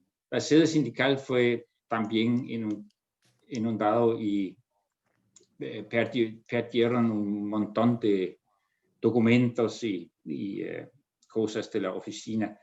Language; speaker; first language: Spanish; non-native, fluent; Danish